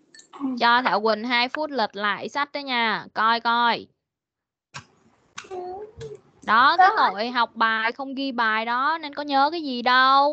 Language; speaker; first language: Vietnamese; native; Vietnamese